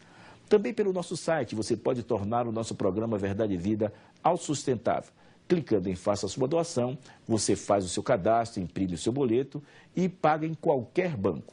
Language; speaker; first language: Portuguese; native; Portuguese